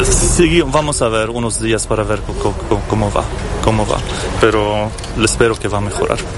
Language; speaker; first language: Spanish; non-native, fluent; Arabic